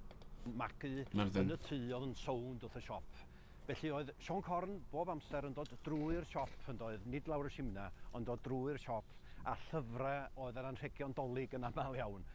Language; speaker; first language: Welsh; native; Welsh